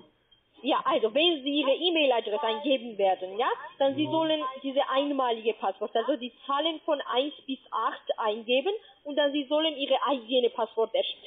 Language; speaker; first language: German; non-native, learner; Spanish